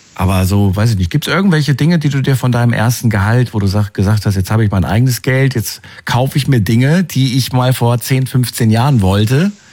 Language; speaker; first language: German; native; German